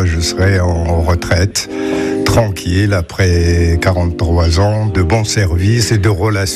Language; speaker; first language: French; non-native, local second language; Arabic